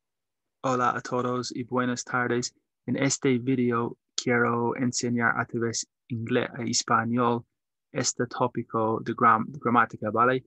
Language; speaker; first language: Spanish; non-native, learner; English